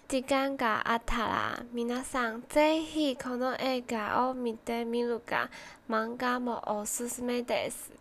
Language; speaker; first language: Japanese; non-native, learner; Chinese